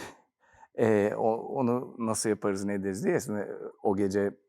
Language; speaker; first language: Turkish; native; Turkish